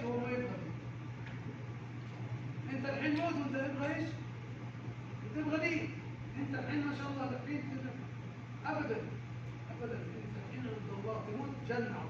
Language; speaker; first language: Arabic; non-native, learner; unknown